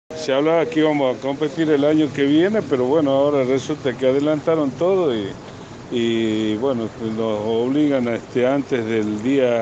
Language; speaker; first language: Spanish; native; Spanish